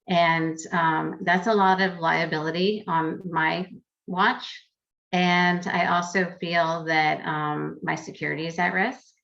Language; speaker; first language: English; native; English